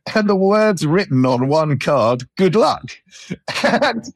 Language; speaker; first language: English; native; English